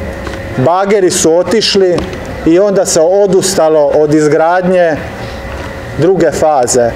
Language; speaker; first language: Serbian; native; Serbian